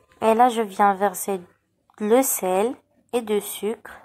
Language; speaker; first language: French; non-native, local second language; Arabic